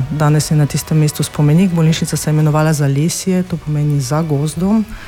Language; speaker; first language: Slovenian; non-native, fluent; Russian